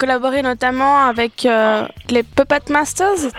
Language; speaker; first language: French; native; French